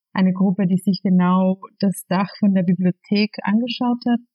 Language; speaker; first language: German; non-native, fluent; Spanish